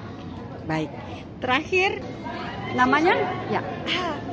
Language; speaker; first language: Indonesian; native; Indonesian